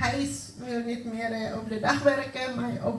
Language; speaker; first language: Dutch; non-native, learner; Indonesian